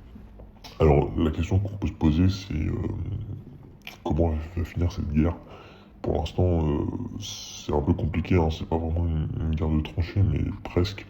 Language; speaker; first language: French; native; French